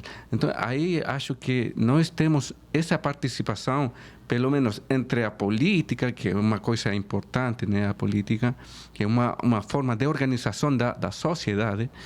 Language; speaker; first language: Portuguese; non-native, fluent; Spanish